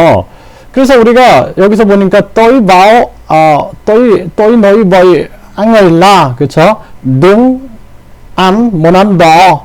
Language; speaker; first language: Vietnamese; non-native, learner; Korean